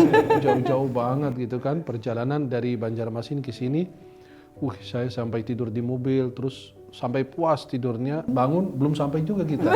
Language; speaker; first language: Indonesian; non-native, fluent; Arabic